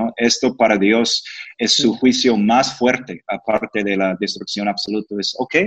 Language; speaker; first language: Spanish; non-native, fluent; English